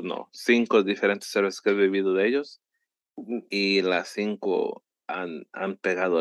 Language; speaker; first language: Spanish; early bilingual, heritage; Spanish